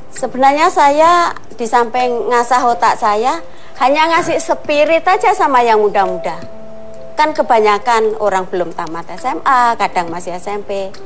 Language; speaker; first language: Indonesian; non-native, local second language; Javanese